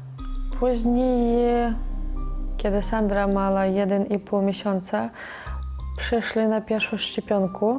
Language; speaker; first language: Polish; non-native, learner; Ukrainian